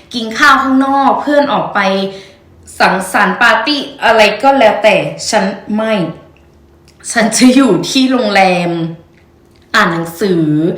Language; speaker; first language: Thai; native; Thai